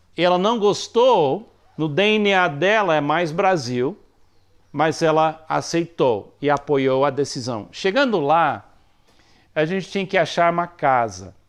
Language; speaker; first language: Portuguese; non-native, fluent; English